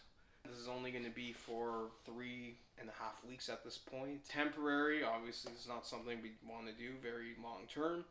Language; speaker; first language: English; native; English